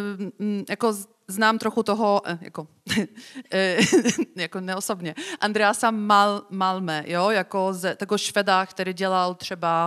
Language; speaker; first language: Czech; non-native, fluent; Polish